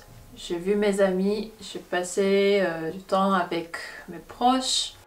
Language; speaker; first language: French; non-native, fluent; Korean